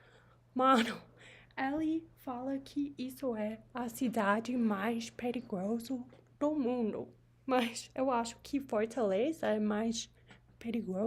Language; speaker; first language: Portuguese; non-native, learner; English